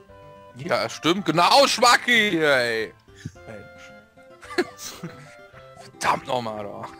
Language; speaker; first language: German; native; German